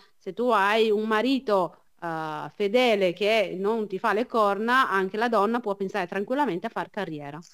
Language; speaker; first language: Italian; early bilingual, other home language; Chinese